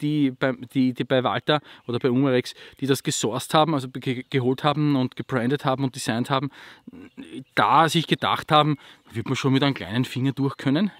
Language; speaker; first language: German; native; German